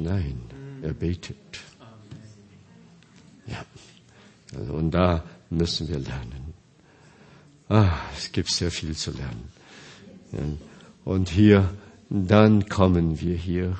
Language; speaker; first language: German; non-native, fluent; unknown